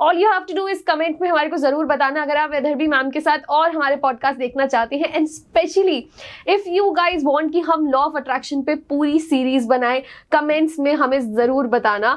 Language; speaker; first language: Hindi; native; Hindi